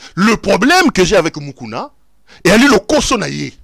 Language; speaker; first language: French; non-native, local second language; Lingala